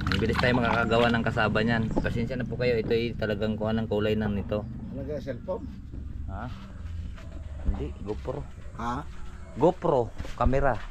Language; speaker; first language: Filipino; non-native, local second language; Cebuano